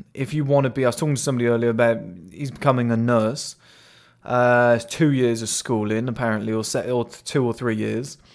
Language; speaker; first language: English; native; English